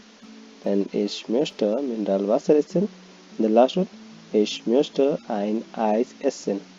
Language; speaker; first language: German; non-native, fluent; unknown